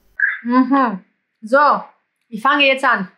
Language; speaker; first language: German; non-native, fluent; Greek